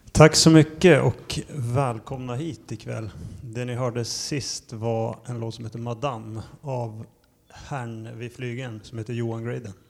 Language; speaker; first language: Swedish; native; Swedish